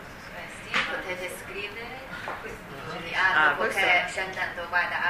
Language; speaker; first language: Italian; non-native, learner; Chinese